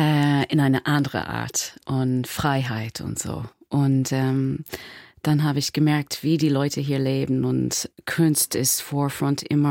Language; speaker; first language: German; non-native, fluent; English